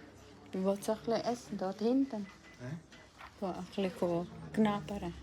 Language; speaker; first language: German; non-native, learner; Cebuano